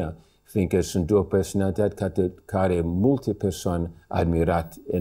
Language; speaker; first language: Romanian; early bilingual, heritage; English